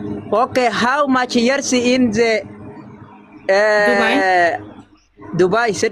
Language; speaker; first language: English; non-native, learner; Oromo